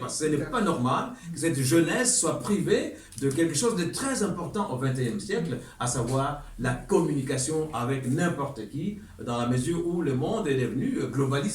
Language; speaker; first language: French; native; French